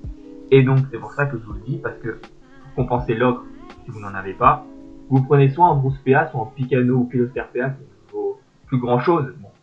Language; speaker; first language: French; native; French